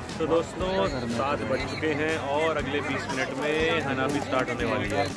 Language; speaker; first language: Hindi; native; Hindi